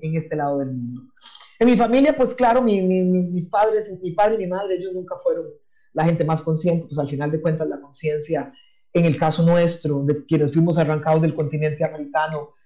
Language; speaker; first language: Spanish; non-native, local second language; English